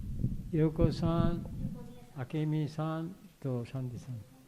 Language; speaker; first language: Japanese; non-native, learner; Bangla